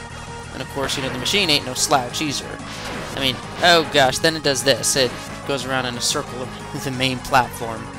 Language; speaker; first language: English; native; English